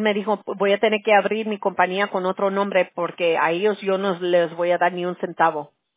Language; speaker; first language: Spanish; early bilingual, heritage; Spanish